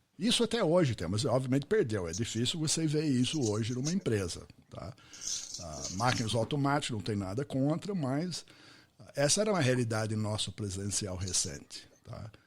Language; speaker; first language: Portuguese; non-native, fluent; English